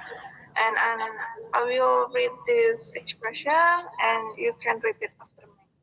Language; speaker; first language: English; non-native, fluent; Indonesian